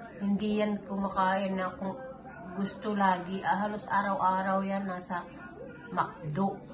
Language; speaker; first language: Filipino; native; Filipino